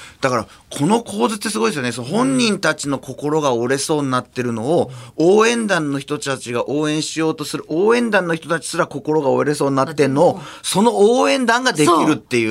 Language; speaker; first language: Japanese; native; Japanese